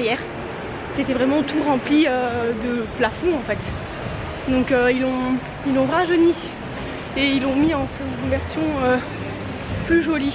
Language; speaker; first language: French; native; French